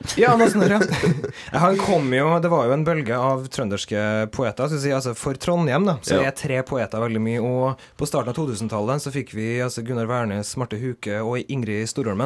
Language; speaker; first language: Norwegian; native; Norwegian